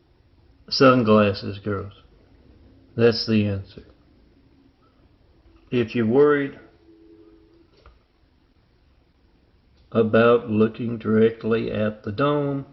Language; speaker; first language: English; native; English